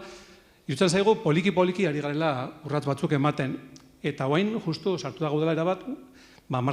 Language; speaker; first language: Basque; native; Basque